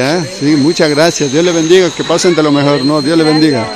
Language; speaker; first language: Spanish; native; Spanish